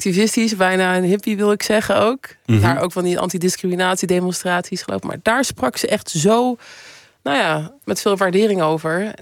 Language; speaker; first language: Dutch; native; Dutch